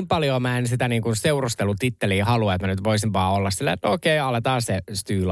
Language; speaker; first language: Finnish; native; Finnish